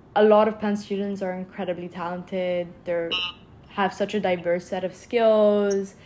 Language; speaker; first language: English; non-native, fluent; Arabic